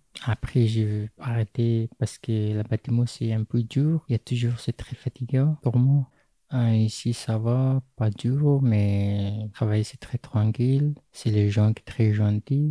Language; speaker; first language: French; non-native, learner; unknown